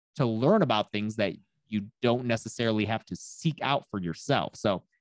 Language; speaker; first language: English; native; English